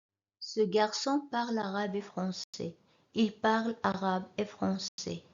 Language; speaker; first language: French; non-native, local second language; Arabic